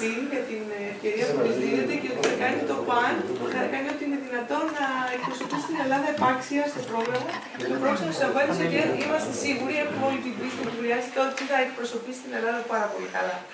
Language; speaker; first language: Greek; native; Greek